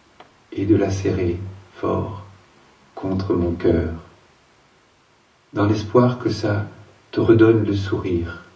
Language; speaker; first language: French; native; French